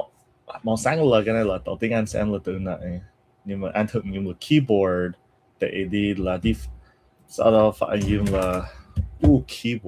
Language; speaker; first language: Vietnamese; non-native, learner; English